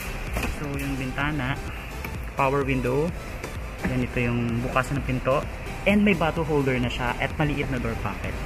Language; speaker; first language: Filipino; native; Filipino